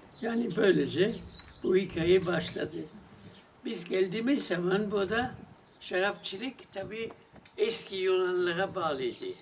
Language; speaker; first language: Turkish; non-native, fluent; German